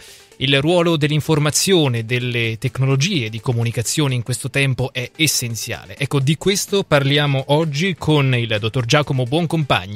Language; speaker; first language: Italian; native; Italian